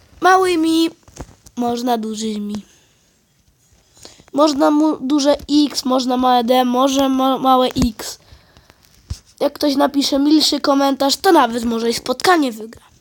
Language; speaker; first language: Polish; native; Polish